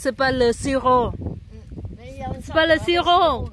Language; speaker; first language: French; early bilingual, other home language; Vietnamese